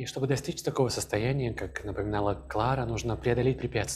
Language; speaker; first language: Russian; native; Russian